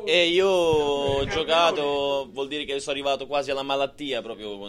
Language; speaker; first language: Italian; early bilingual, other home language; Croatian